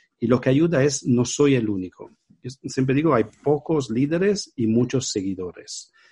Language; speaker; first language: Spanish; non-native, fluent; Italian